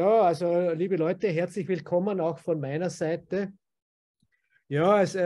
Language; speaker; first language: German; native; German